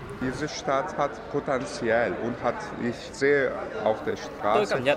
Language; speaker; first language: German; non-native, fluent; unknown